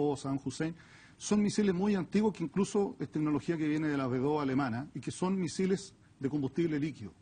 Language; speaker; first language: Spanish; native; Spanish